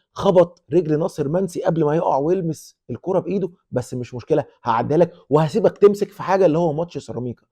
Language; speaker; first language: Arabic; native; Arabic